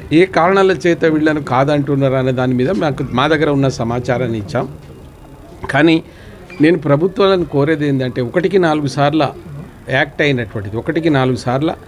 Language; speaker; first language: Telugu; non-native, local second language; Lambadi